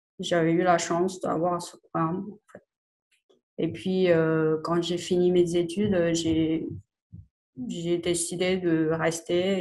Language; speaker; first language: French; non-native, fluent; Chinese